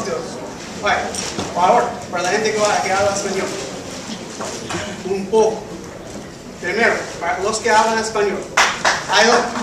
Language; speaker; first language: Spanish; early bilingual, heritage; English